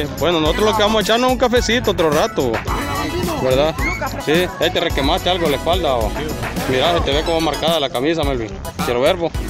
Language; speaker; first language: Spanish; native; Spanish